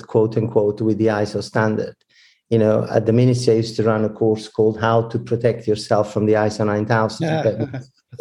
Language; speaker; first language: English; non-native, fluent; Italian